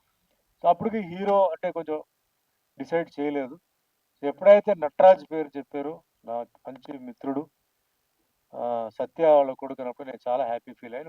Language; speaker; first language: Telugu; native; Telugu